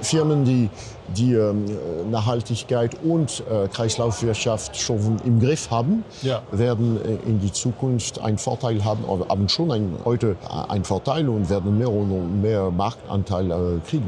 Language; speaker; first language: German; non-native, fluent; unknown